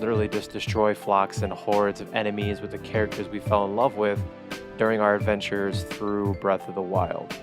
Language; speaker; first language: English; native; English